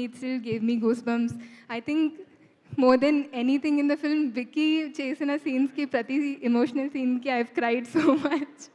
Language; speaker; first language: Telugu; non-native, fluent; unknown